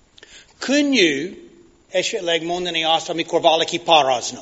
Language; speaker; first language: Hungarian; non-native, fluent; English